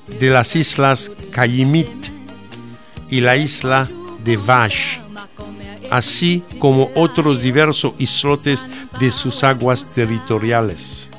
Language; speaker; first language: Spanish; non-native, fluent; Haitian Creole